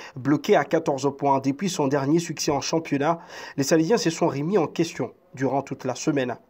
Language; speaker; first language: French; non-native, local second language; Swahili